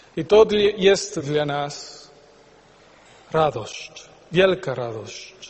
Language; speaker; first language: Polish; non-native, learner; Spanish